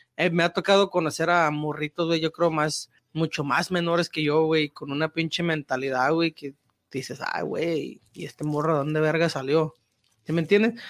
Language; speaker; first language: Spanish; early bilingual, heritage; Spanish